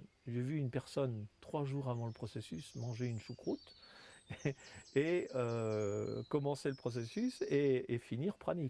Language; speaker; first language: French; native; French